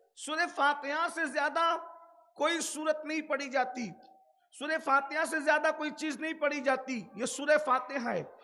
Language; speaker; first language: Urdu; native; Urdu